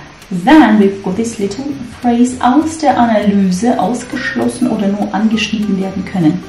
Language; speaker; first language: German; non-native, fluent; Russian